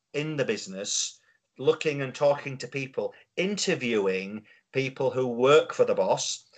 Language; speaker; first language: English; native; English